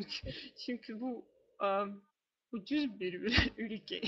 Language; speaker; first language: Turkish; non-native, learner; Russian